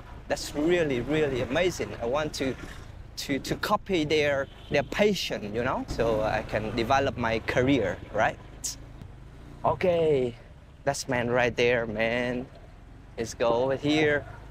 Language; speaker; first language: English; non-native, fluent; Vietnamese